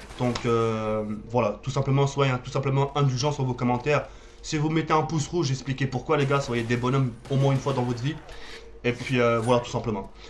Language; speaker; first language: French; early bilingual, other home language; Arabic